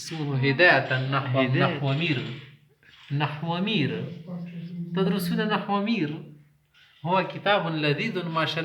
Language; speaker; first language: Arabic; non-native, fluent; Urdu